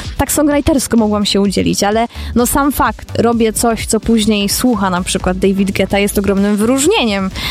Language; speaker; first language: Polish; native; Polish